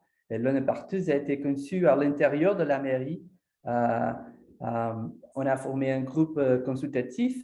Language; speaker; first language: French; non-native, fluent; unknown